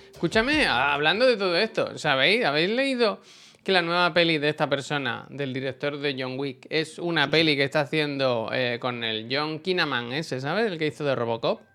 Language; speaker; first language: Spanish; non-native, local second language; Catalan